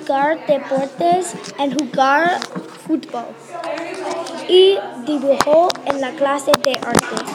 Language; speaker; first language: Spanish; non-native, learner; English